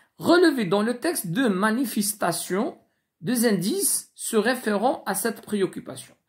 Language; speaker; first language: French; non-native, local second language; Arabic